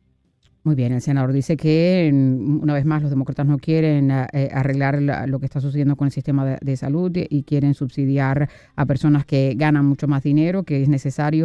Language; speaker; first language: Spanish; native; Spanish